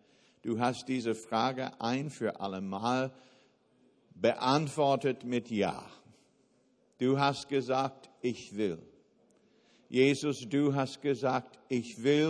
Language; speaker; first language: German; non-native, fluent; English